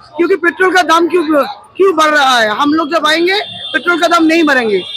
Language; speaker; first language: Hindi; non-native, local second language; Bangla